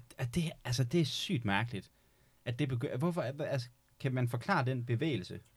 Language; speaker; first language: Danish; native; Danish